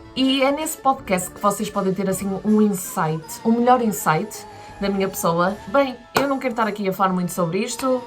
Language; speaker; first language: Portuguese; native; Portuguese